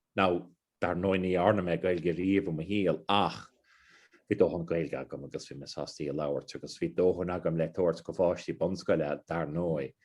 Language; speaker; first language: Irish; non-native, local second language; English